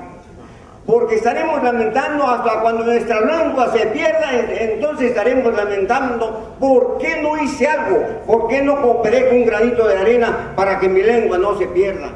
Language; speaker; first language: Spanish; non-native, local second language; Zapotec